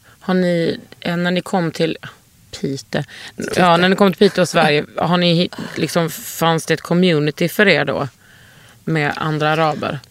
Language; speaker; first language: Swedish; native; Swedish